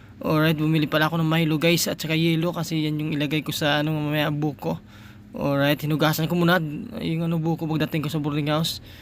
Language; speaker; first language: Filipino; non-native, local second language; Cebuano